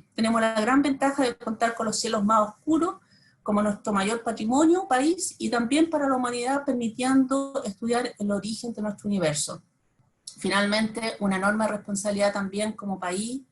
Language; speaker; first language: Spanish; native; Spanish